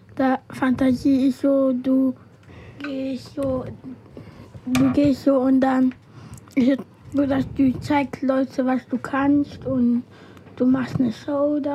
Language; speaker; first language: German; early bilingual, other home language; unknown